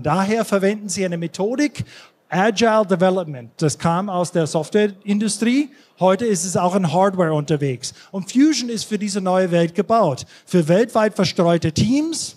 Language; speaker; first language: German; non-native, fluent; English